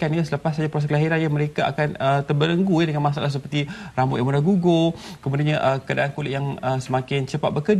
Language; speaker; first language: Malay; native; Malay